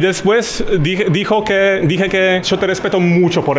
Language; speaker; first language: Spanish; non-native, learner; Polish